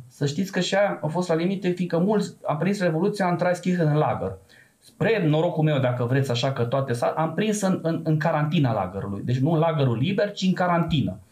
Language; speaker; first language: Romanian; non-native, local second language; Serbian